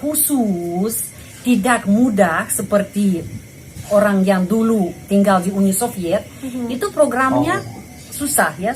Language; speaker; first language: Indonesian; non-native, fluent; Russian